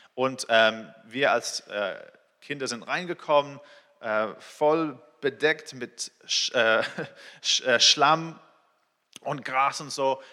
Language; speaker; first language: German; non-native, fluent; English